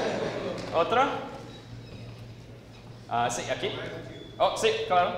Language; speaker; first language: Spanish; non-native, learner; English